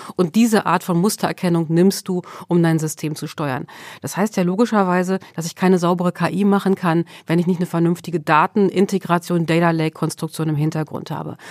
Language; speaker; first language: German; early bilingual, other home language; Swedish